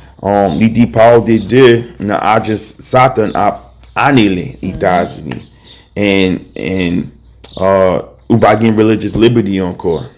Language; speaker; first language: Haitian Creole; early bilingual, heritage; Haitian Creole